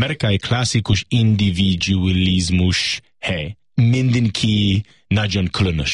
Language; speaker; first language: Hungarian; non-native, learner; English